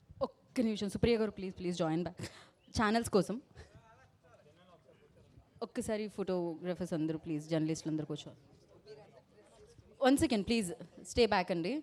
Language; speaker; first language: Telugu; native; Telugu